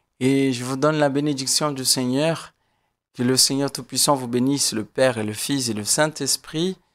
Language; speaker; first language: French; non-native, fluent; Portuguese